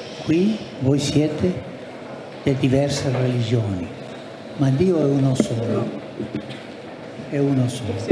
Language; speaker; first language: Italian; non-native, fluent; Spanish